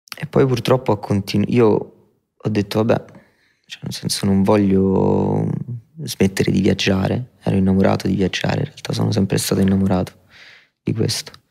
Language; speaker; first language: Italian; native; Italian